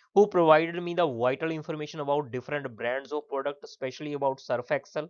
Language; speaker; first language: English; non-native, local second language; Punjabi